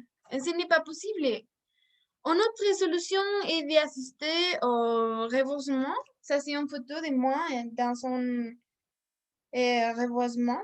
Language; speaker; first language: French; non-native, learner; Spanish